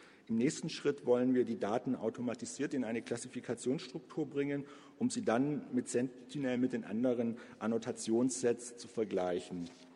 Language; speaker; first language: German; native; German